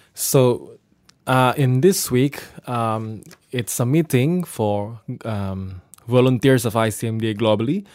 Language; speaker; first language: English; non-native, fluent; Indonesian